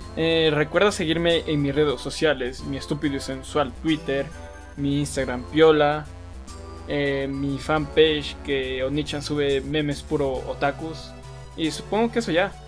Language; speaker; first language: Spanish; native; Spanish